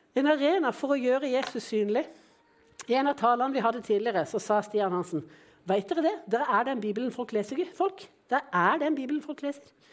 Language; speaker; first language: Norwegian; native; Norwegian